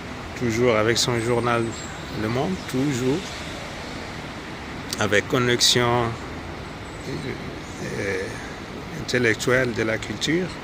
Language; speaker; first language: French; non-native, fluent; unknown